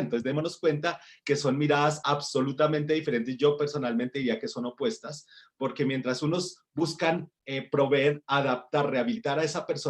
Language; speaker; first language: Spanish; native; Spanish